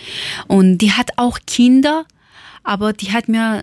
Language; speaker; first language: German; non-native, learner; Persian